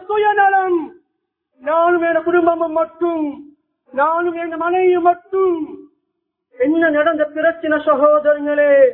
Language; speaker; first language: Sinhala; non-native, local second language; Tamil